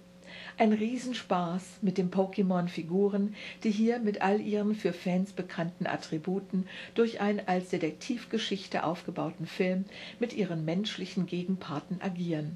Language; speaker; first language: German; native; German